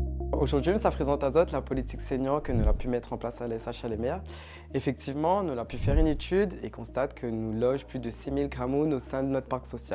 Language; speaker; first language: French; non-native, local second language; Réunion Creole French